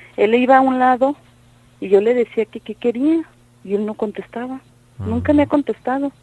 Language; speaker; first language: Spanish; native; Spanish